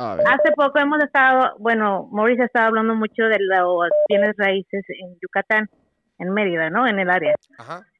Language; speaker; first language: Spanish; native; Spanish